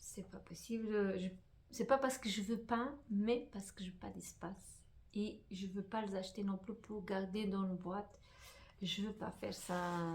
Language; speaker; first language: French; non-native, fluent; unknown